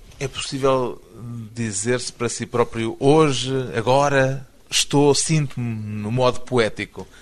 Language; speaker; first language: Portuguese; native; Portuguese